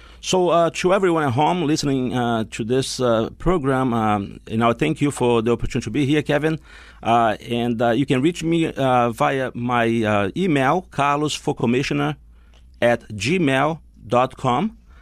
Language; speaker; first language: English; non-native, fluent; Portuguese